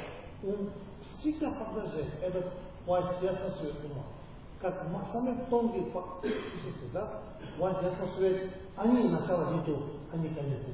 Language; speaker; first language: Russian; non-native, learner; Tibetan